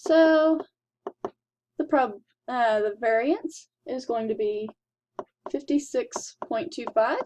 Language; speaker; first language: English; native; English